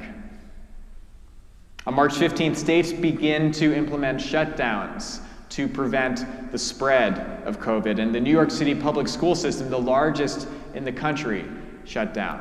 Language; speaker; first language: English; native; English